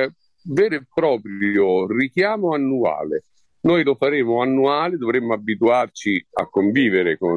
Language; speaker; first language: Italian; native; Italian